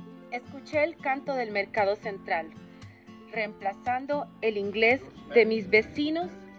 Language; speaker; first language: Spanish; early bilingual, heritage; Spanish